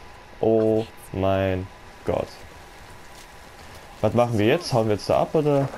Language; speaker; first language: German; native; German